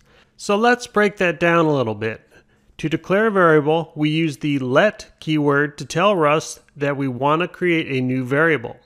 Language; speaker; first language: English; native; English